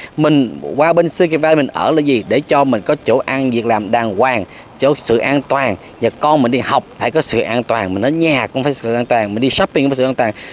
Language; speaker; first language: Vietnamese; early bilingual, other home language; English